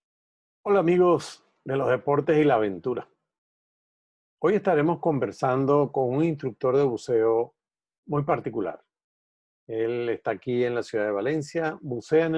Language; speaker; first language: Spanish; native; Spanish